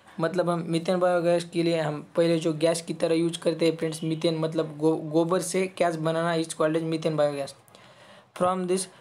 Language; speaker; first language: Hindi; non-native, local second language; Marathi